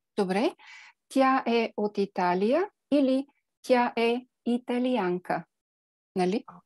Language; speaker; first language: Bulgarian; native; Bulgarian